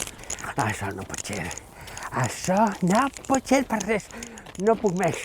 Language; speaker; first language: Catalan; native; Catalan